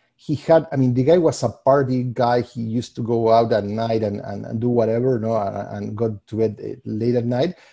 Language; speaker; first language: English; non-native, fluent; Spanish